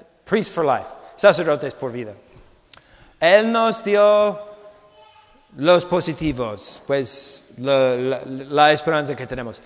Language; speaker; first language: Spanish; non-native, fluent; English